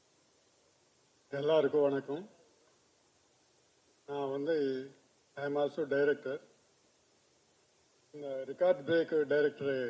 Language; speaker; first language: Tamil; non-native, learner; Telugu